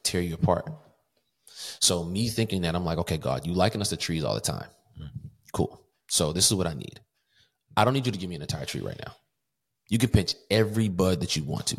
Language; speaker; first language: English; native; English